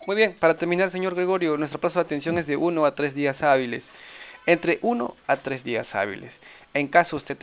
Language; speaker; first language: Spanish; native; Spanish